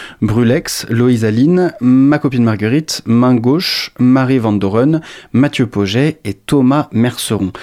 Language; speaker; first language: French; native; French